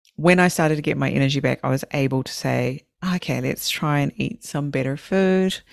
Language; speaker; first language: English; native; English